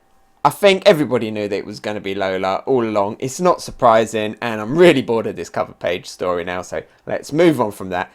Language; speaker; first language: English; native; English